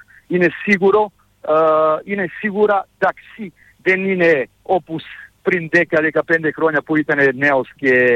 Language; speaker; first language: Greek; non-native, fluent; Serbian